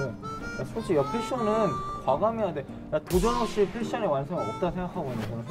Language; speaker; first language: Korean; native; Korean